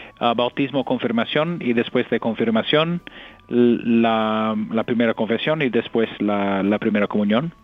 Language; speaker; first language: Spanish; non-native, fluent; English